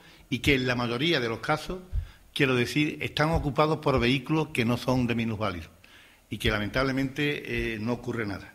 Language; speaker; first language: Spanish; native; Spanish